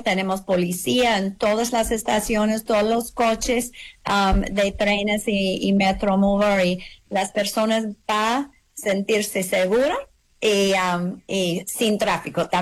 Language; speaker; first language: Spanish; early bilingual, heritage; English